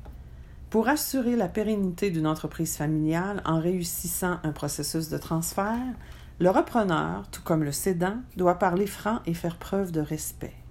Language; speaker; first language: French; native; French